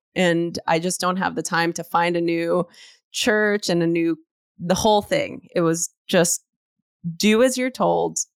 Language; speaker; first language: English; native; English